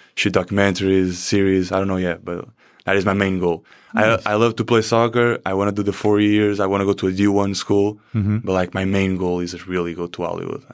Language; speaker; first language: English; non-native, fluent; Portuguese